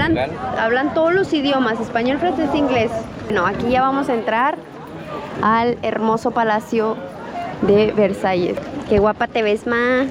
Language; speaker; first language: Spanish; native; Spanish